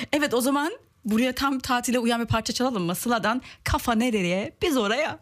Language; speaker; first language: Turkish; early bilingual, heritage; Turkish